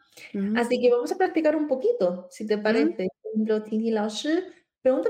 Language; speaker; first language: Spanish; early bilingual, other home language; Chinese